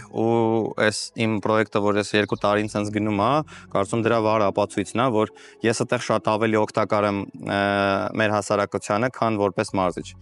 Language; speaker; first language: Armenian; native; Armenian